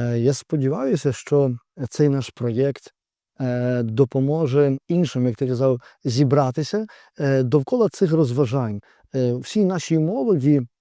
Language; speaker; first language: Ukrainian; native; Ukrainian